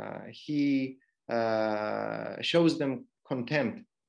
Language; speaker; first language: English; non-native, fluent; Greek